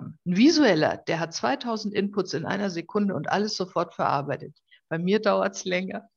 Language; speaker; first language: German; native; German